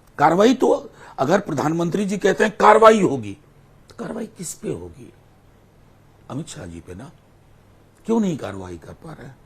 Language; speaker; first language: Hindi; non-native, local second language; Maithili